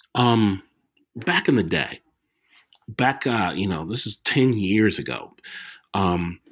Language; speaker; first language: English; native; English